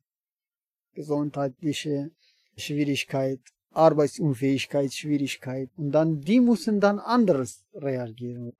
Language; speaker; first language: German; non-native, learner; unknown